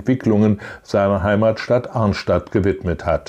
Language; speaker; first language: German; native; German